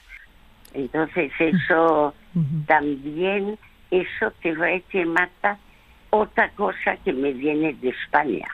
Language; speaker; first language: Spanish; early bilingual, other home language; French